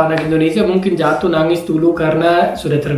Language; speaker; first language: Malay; non-native, fluent; German